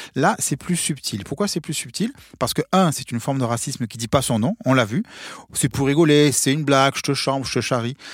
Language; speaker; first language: French; native; French